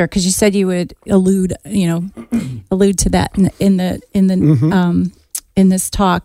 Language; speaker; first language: English; native; English